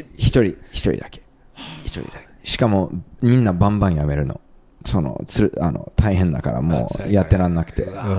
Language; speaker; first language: Japanese; non-native, fluent; English